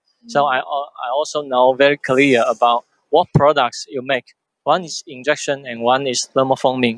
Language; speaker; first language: English; non-native, fluent; Chinese